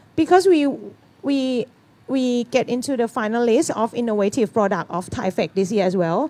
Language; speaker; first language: English; non-native, fluent; Thai